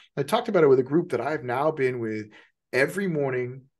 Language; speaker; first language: English; native; English